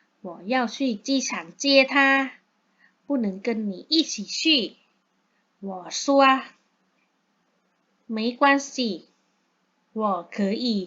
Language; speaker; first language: Chinese; non-native, learner; Thai